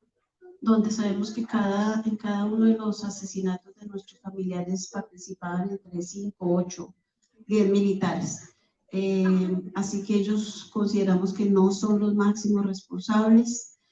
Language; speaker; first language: Spanish; native; Spanish